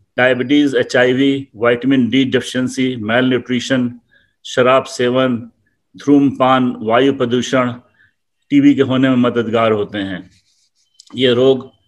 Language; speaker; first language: Hindi; native; Hindi